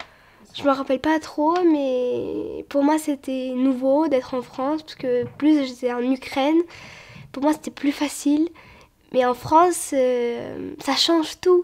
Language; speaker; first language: French; early bilingual, other home language; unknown